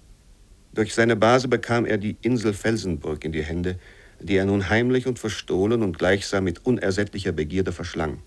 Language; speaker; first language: German; native; German